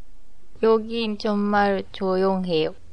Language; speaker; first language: Korean; non-native, learner; Japanese